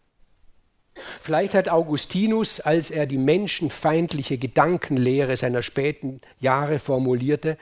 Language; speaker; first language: German; native; German